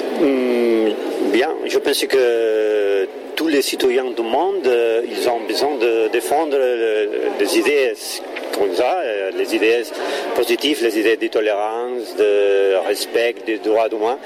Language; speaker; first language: French; non-native, learner; Catalan